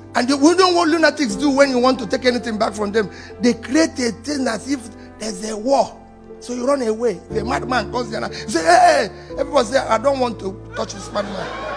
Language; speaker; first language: English; non-native, local second language; Igbo